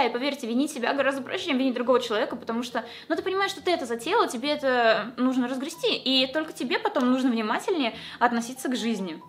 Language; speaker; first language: Russian; native; Russian